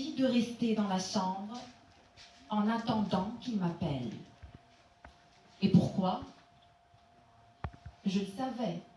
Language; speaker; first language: French; non-native, local second language; Arabic